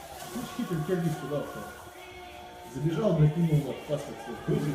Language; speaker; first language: Russian; native; Russian